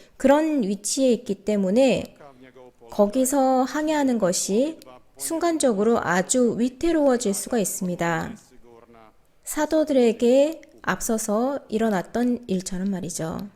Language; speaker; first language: Korean; native; Korean